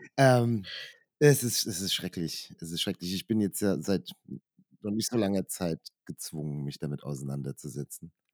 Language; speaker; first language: German; native; German